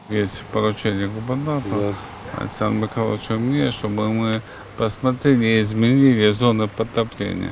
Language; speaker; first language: Russian; native; Russian